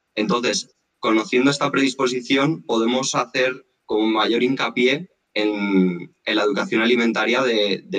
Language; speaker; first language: Spanish; native; Spanish